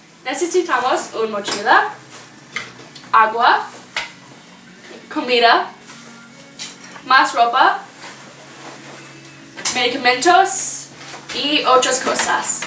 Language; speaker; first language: Spanish; non-native, learner; English